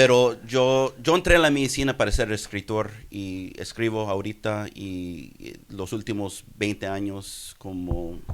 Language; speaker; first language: Spanish; early bilingual, heritage; English